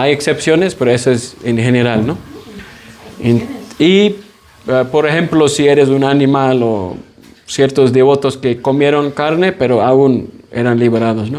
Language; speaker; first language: Spanish; non-native, fluent; English